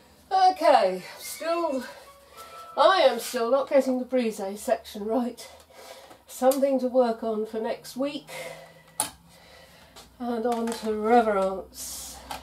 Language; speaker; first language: English; native; English